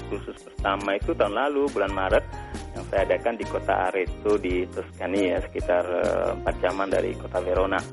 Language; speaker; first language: Indonesian; non-native, local second language; Balinese